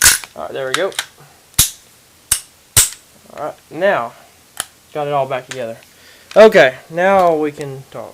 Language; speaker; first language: English; native; English